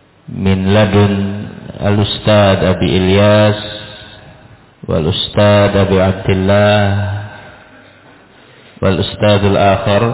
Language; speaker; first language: Arabic; non-native, fluent; Indonesian